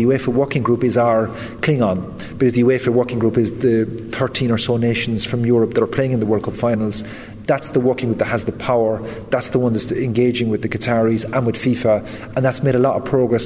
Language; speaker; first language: English; native; English